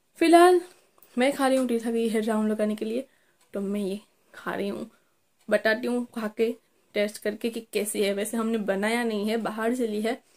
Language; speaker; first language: Hindi; non-native, local second language; Gujarati